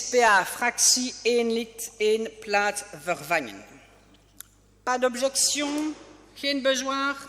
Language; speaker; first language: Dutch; non-native, local second language; French